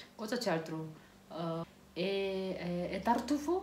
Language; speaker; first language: Italian; non-native, learner; Korean